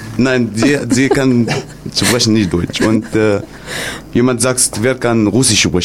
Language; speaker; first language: German; non-native, learner; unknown